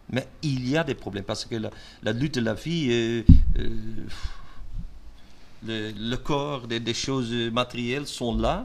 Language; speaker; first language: French; non-native, learner; Dutch